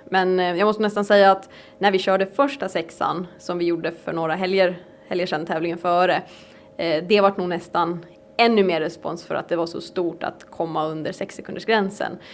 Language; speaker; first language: Swedish; native; Swedish